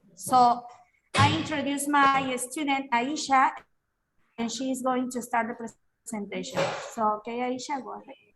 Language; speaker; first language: English; non-native, fluent; Spanish